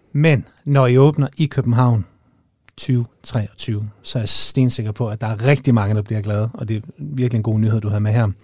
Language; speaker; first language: Danish; native; Danish